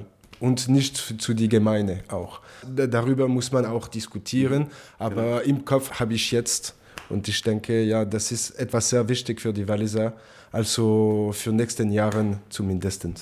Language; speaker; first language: German; non-native, local second language; French